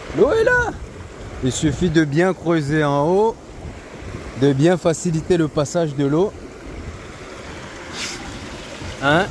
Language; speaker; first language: French; non-native, local second language; Comorian